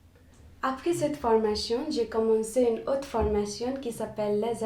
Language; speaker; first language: French; non-native, learner; Nepali